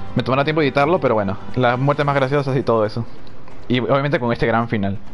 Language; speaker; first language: Spanish; native; Spanish